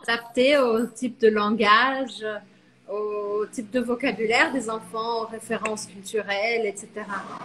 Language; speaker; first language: French; non-native, fluent; Portuguese